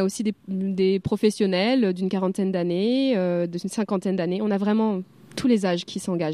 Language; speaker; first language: French; native; French